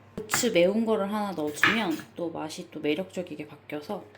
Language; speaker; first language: Korean; native; Korean